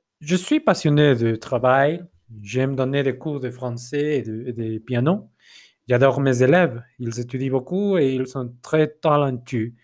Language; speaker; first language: French; non-native, fluent; Spanish